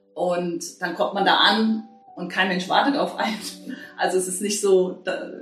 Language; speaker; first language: German; native; German